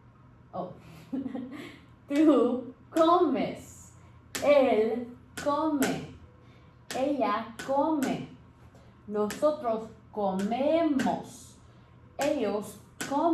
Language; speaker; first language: Spanish; early bilingual, heritage; Spanish